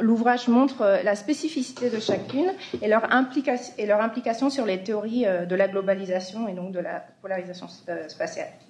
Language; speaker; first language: French; native; French